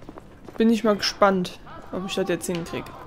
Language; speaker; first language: German; native; German